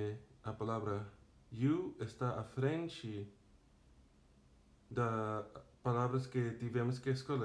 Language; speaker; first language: Portuguese; non-native, fluent; English